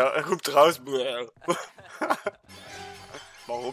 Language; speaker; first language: German; native; German